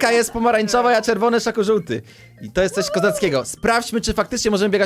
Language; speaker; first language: Polish; native; Polish